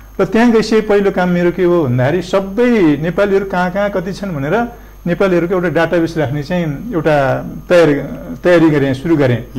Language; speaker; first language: Nepali; native; Nepali